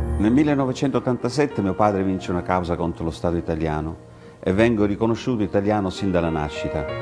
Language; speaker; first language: Italian; early bilingual, heritage; Italian